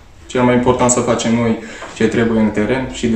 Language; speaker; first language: Romanian; non-native, local second language; Hungarian